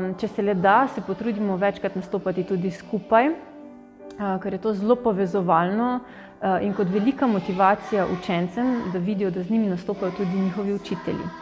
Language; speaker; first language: Slovenian; native; Slovenian